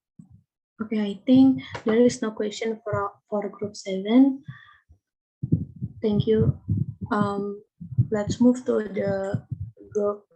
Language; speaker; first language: English; non-native, learner; Indonesian